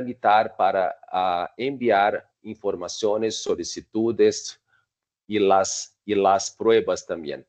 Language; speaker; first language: Spanish; non-native, fluent; Portuguese